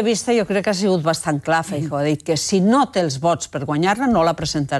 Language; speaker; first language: Catalan; native; Catalan